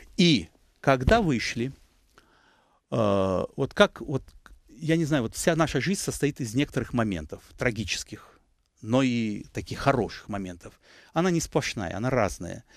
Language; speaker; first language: Russian; native; Russian